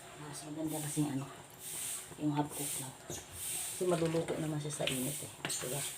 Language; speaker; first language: Filipino; non-native, local second language; Cebuano